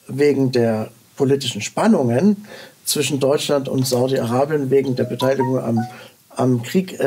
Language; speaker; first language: German; native; German